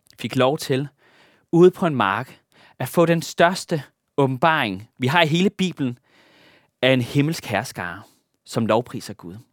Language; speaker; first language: Danish; native; Danish